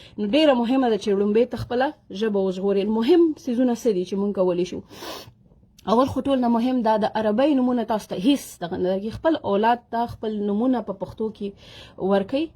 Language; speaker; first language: Pashto; native; Pashto